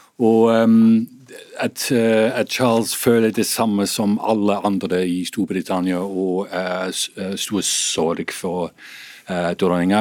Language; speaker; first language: Norwegian; non-native, fluent; English